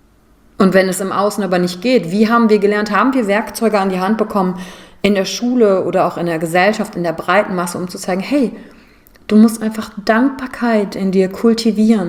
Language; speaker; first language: German; native; German